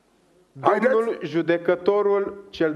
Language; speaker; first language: Romanian; native; Romanian